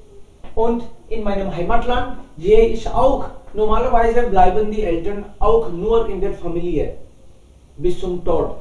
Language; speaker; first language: German; non-native, learner; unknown